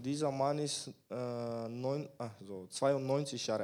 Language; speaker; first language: German; non-native, fluent; Bulgarian